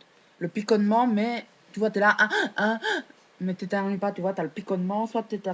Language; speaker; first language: French; native; French